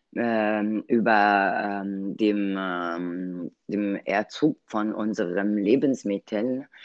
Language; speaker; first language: German; non-native, learner; Italian